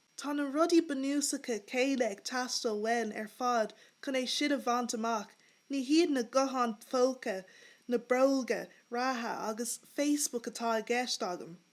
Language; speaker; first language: Irish; native; Irish